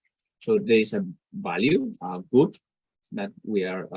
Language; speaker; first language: English; non-native, fluent; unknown